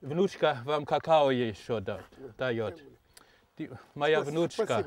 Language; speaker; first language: Russian; non-native, learner; German